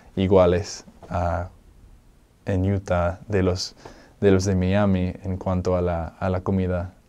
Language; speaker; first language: Spanish; non-native, fluent; English